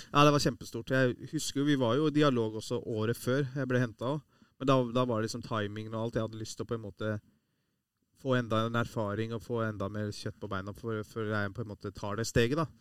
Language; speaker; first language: Norwegian; early bilingual, other home language; Persian